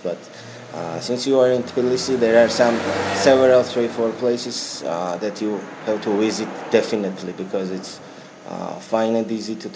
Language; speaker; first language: English; non-native, learner; Georgian